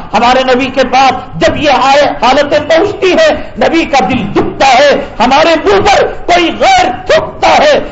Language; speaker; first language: Urdu; native; Urdu